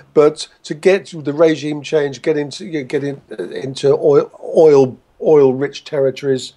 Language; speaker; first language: English; native; English